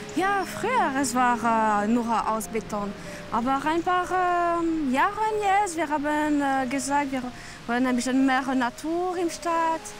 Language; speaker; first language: German; non-native, learner; French